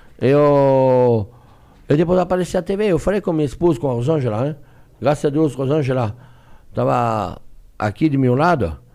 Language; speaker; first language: Portuguese; non-native, fluent; French